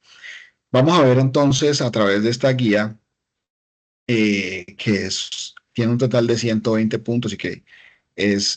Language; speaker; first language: Spanish; native; Spanish